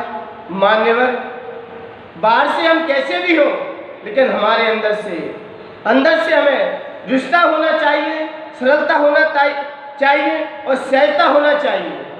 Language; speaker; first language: Hindi; native; Hindi